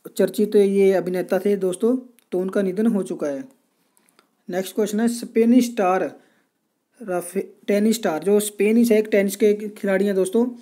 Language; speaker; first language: Hindi; non-native, local second language; Punjabi